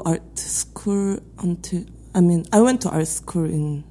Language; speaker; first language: English; non-native, fluent; Korean